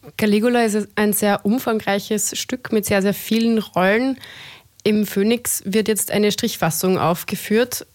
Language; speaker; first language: German; native; German